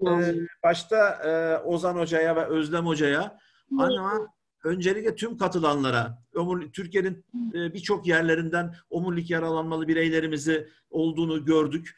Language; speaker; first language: Turkish; native; Turkish